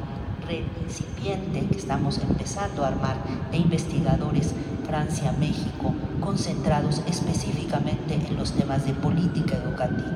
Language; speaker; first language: Spanish; native; Spanish